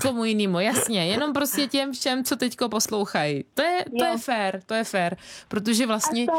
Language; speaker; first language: Czech; native; Czech